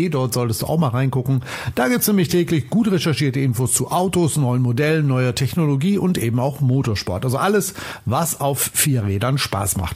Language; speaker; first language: German; native; German